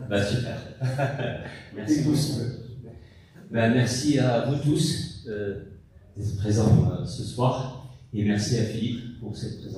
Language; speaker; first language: French; non-native, fluent; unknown